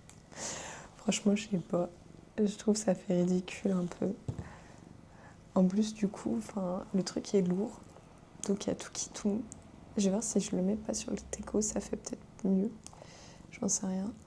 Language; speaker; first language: French; native; French